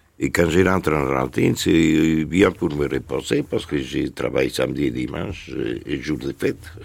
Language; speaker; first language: French; non-native, fluent; Spanish